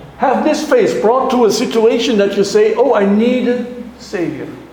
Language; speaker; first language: English; non-native, fluent; German